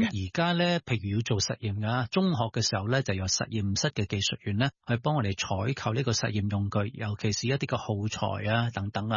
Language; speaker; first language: Cantonese; native; Cantonese